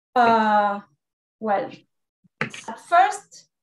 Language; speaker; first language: English; non-native, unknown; Spanish